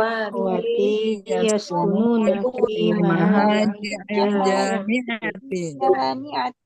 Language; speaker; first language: Arabic; non-native, learner; Indonesian